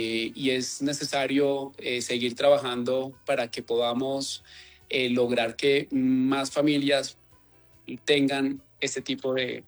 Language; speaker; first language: Spanish; native; Spanish